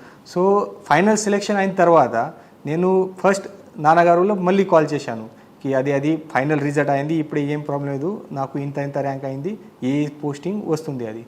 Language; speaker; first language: Telugu; non-native, learner; Marathi